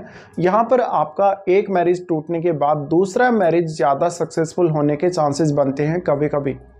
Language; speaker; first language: Hindi; native; Hindi